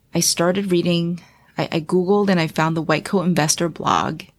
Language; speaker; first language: English; early bilingual, other home language; Chinese